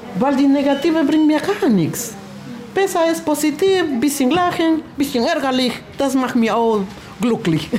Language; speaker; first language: German; non-native, learner; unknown